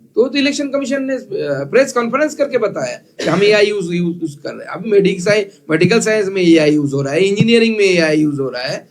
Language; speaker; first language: Hindi; non-native, local second language; Bangla